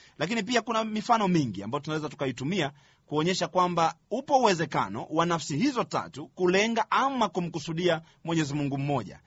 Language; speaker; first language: Swahili; native; Swahili